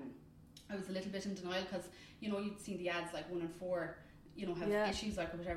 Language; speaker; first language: English; native; English